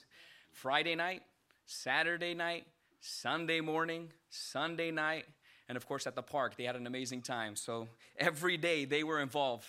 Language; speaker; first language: English; early bilingual, other home language; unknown